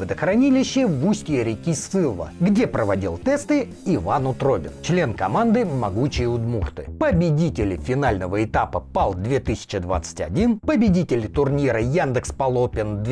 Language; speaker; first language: Russian; native; Russian